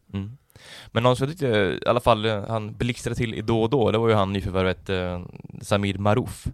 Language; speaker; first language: Swedish; native; Swedish